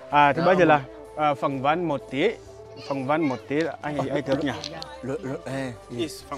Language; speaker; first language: Vietnamese; non-native, learner; Portuguese